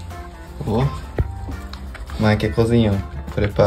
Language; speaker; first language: Portuguese; non-native, fluent; Japanese